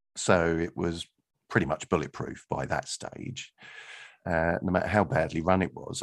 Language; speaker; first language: English; native; English